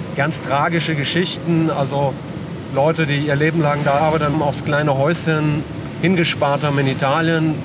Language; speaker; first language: German; non-native, local second language; Italian